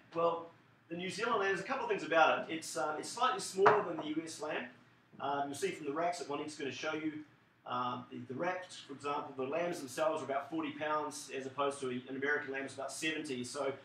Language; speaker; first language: English; native; English